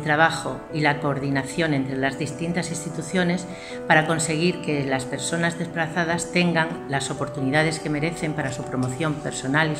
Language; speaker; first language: Spanish; native; Spanish